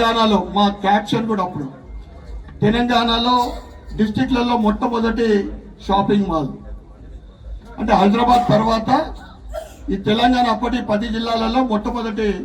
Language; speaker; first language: Telugu; native; Telugu